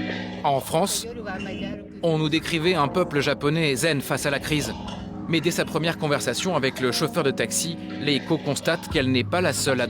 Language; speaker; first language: French; native; French